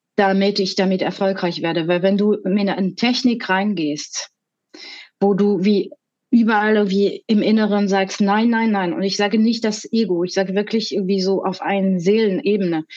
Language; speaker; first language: German; non-native, fluent; French